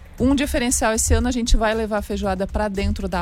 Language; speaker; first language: Portuguese; native; Portuguese